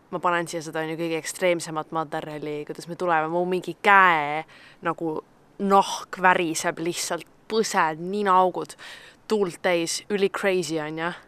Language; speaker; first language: Estonian; native; Estonian